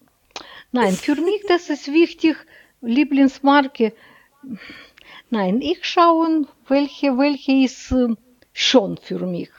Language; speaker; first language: German; non-native, learner; Russian